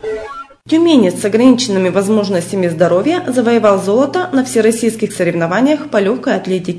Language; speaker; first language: Russian; native; Russian